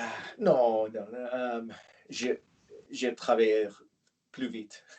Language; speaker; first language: French; non-native, learner; English